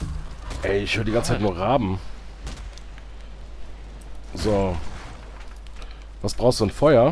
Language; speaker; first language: German; native; German